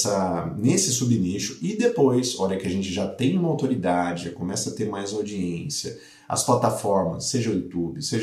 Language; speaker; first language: Portuguese; native; Portuguese